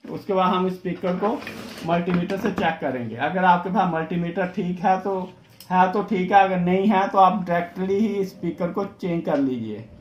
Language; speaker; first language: Hindi; non-native, local second language; Dogri